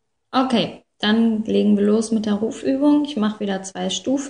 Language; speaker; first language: German; native; German